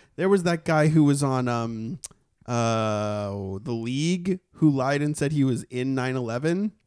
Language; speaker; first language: English; native; English